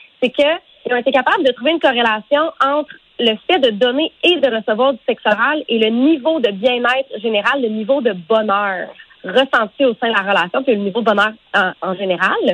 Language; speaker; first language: French; native; French